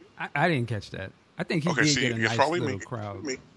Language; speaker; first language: English; native; English